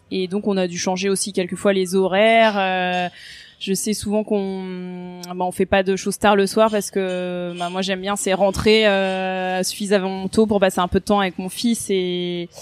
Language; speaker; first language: French; native; French